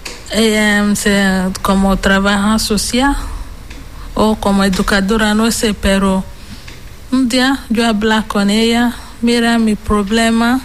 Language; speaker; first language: Spanish; non-native, learner; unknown